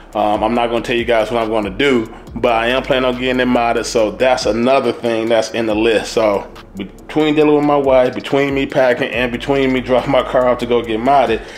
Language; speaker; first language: English; native; English